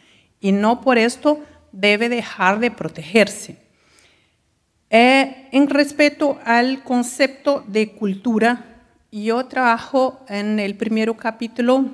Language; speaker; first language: Spanish; non-native, fluent; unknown